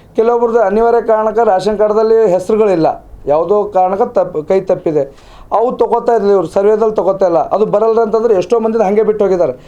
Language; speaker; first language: Kannada; native; Kannada